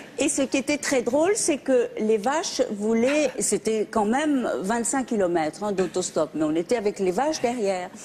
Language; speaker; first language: French; early bilingual, heritage; French